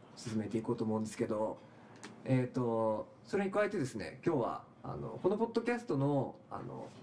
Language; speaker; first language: Japanese; native; Japanese